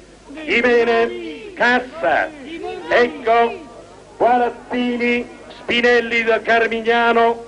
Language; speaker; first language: Italian; native; Italian